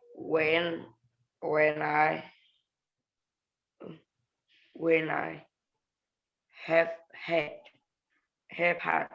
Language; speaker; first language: English; non-native, learner; Vietnamese